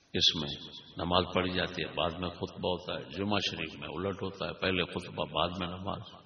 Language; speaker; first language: Urdu; non-native, local second language; Punjabi